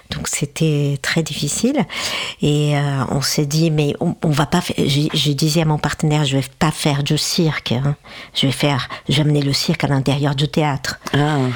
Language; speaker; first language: French; non-native, fluent; Portuguese